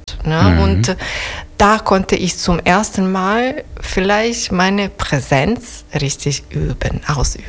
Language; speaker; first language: German; non-native, fluent; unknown